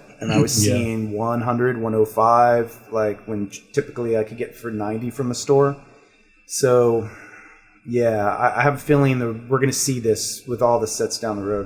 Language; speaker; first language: English; native; English